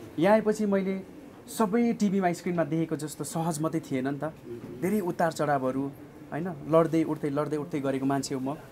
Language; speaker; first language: Nepali; native; Nepali